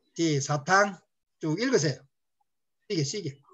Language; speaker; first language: Korean; non-native, fluent; Spanish